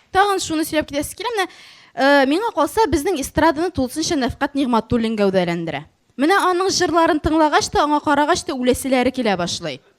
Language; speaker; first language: Tatar; native; Tatar